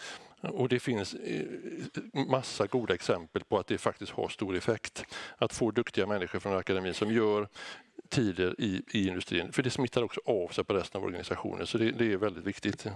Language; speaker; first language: Swedish; native; Swedish